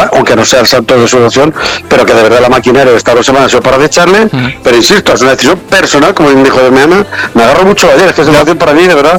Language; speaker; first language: Spanish; native; Spanish